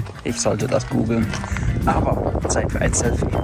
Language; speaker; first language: German; non-native, fluent; English